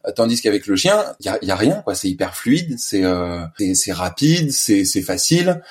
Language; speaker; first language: French; native; French